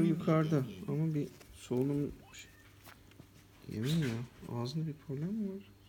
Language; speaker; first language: Turkish; native; Turkish